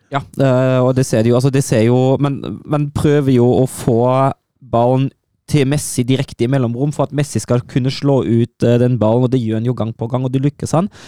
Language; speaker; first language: Norwegian; non-native, fluent; German